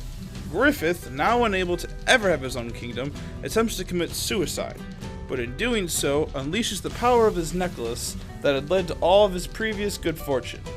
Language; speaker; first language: English; native; English